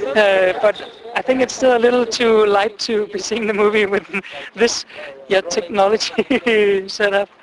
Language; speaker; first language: English; non-native, fluent; Danish